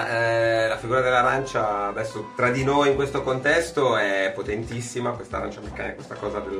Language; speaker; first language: Italian; native; Italian